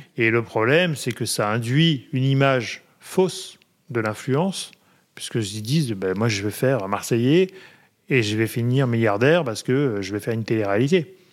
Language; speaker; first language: French; native; French